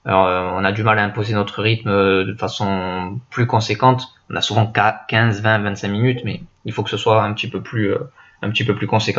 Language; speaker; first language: French; native; French